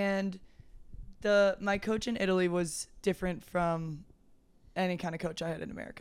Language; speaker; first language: English; native; English